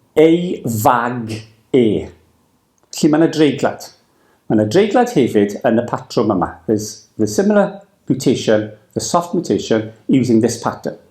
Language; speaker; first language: Welsh; native; Welsh